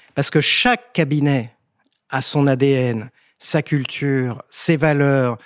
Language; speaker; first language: French; native; French